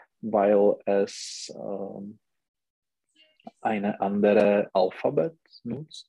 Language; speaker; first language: German; non-native, learner; Czech